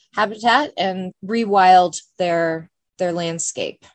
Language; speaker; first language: English; native; English